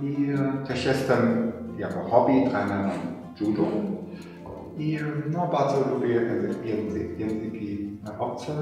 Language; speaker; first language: Polish; non-native, learner; German